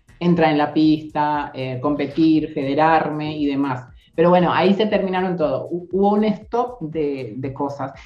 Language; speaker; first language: Spanish; native; Spanish